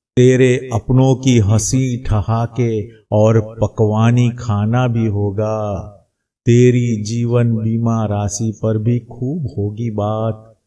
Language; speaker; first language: Hindi; non-native, local second language; Gujarati